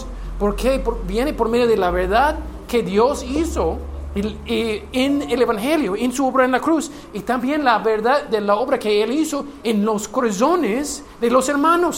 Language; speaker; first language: Spanish; non-native, learner; English